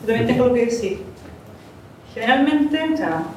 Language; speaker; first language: Spanish; native; Spanish